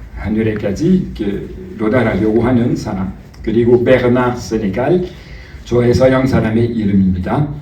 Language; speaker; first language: Korean; non-native, fluent; French